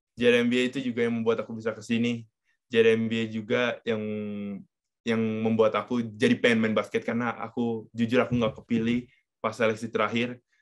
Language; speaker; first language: Indonesian; native; Indonesian